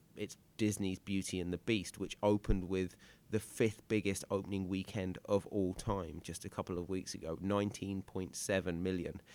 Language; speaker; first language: English; native; English